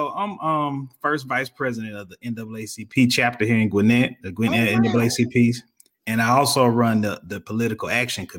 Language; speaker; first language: English; native; English